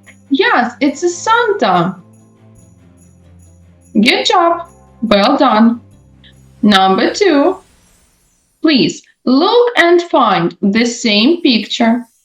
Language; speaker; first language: English; non-native, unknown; Ukrainian